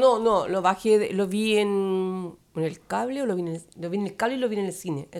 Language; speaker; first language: Spanish; native; Spanish